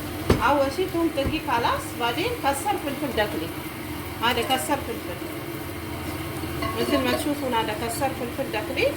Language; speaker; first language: Arabic; non-native, learner; Amharic